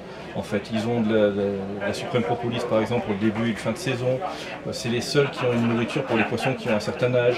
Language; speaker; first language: French; native; French